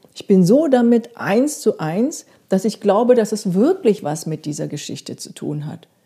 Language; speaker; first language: German; non-native, fluent; Korean